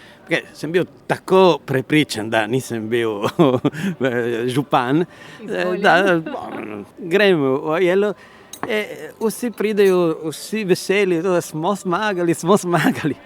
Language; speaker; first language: Slovenian; non-native, learner; Italian